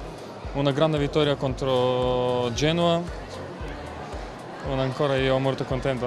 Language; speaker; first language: Italian; non-native, learner; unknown